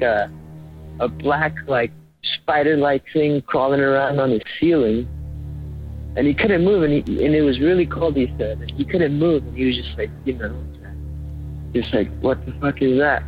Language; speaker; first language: English; native; English